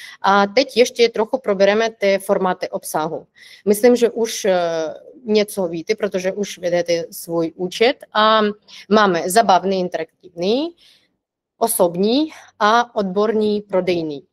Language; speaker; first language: Czech; non-native, fluent; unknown